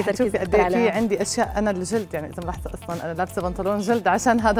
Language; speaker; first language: Arabic; native; Arabic